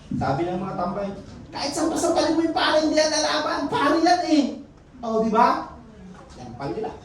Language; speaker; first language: Filipino; non-native, local second language; Iloko